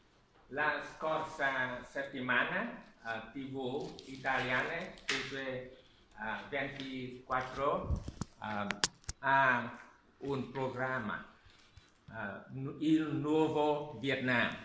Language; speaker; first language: Italian; non-native, learner; Vietnamese